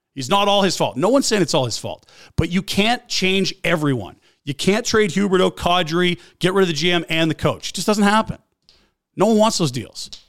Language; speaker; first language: English; native; English